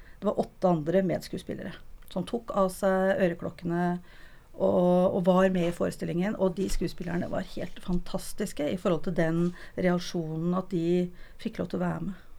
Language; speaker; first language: Norwegian; native; Norwegian